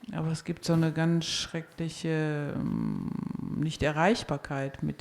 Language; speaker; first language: German; native; German